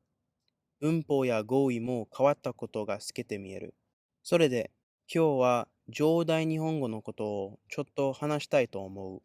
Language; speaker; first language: Japanese; non-native, learner; English